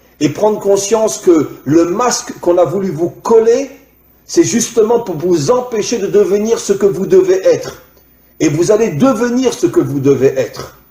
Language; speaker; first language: French; native; French